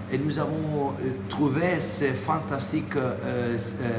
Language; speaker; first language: French; non-native, learner; Italian